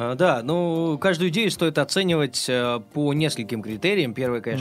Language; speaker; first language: Russian; native; Russian